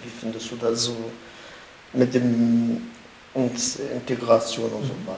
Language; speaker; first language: German; non-native, learner; Kurdish